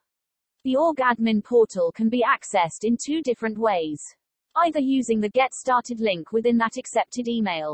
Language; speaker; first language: English; native; English